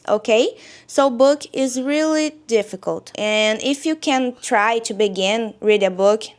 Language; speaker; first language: English; non-native, learner; Portuguese